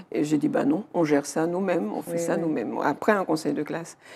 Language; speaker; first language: French; native; French